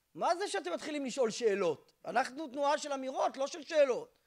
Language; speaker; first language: Hebrew; native; Hebrew